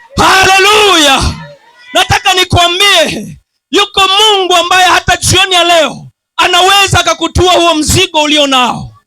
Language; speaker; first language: Swahili; native; Swahili